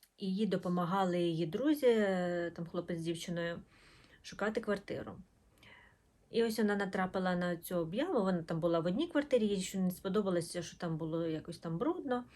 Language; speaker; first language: Ukrainian; non-native, local second language; Russian